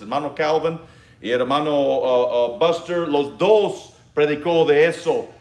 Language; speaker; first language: Spanish; non-native, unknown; English